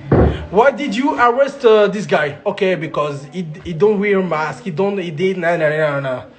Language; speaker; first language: English; non-native, learner; French